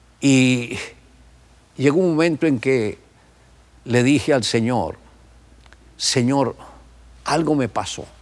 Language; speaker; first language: Spanish; native; Spanish